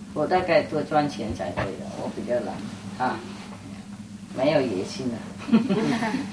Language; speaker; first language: Chinese; non-native, fluent; Vietnamese